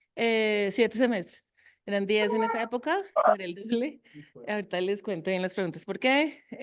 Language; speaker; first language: Spanish; early bilingual, other home language; French